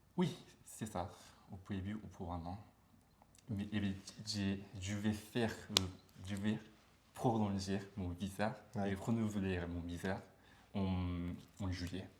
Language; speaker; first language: French; non-native, learner; Japanese